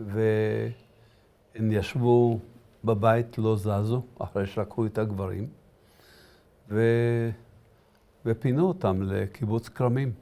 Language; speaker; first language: Hebrew; early bilingual, other home language; Arabic